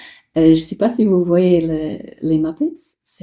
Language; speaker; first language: French; non-native, fluent; English